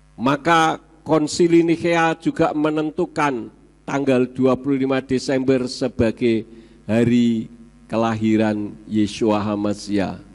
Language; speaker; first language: Indonesian; native; Indonesian